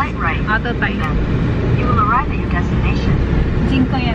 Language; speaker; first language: Polish; non-native, learner; Filipino